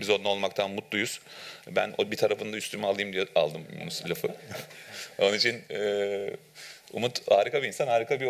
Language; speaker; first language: Turkish; native; Turkish